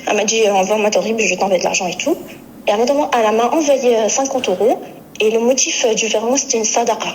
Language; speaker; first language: French; native; French